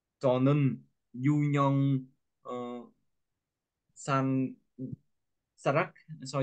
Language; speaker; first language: Korean; non-native, learner; Vietnamese